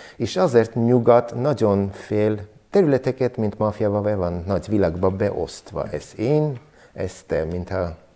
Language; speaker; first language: Hungarian; non-native, learner; Armenian